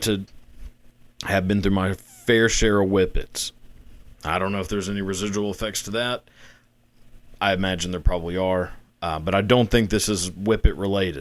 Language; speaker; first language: English; native; English